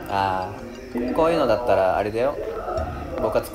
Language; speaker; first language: Japanese; native; Japanese